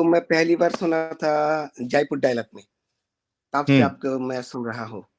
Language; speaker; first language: Hindi; non-native, learner; Bangla